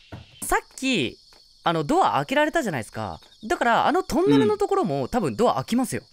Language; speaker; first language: Japanese; native; Japanese